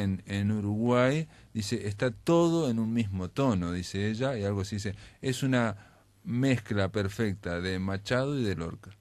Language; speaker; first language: Spanish; native; Spanish